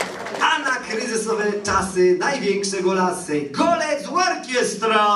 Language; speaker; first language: Polish; native; Polish